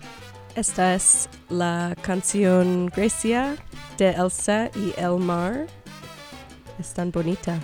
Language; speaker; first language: Spanish; non-native, learner; English